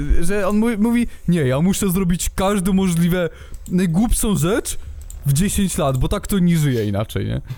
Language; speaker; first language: Polish; native; Polish